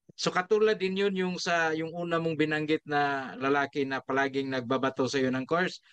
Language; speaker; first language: Filipino; non-native, local second language; Cebuano